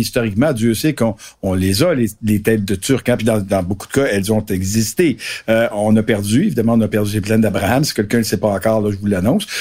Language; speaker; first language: French; native; French